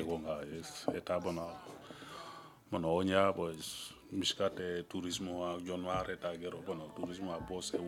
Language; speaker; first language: Basque; non-native, learner; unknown